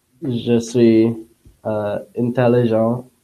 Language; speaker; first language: French; non-native, learner; English